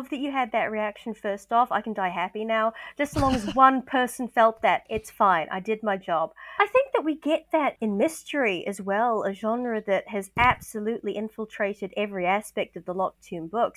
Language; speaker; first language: English; native; English